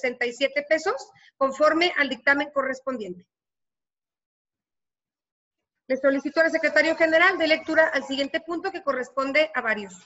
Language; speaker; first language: Spanish; native; Spanish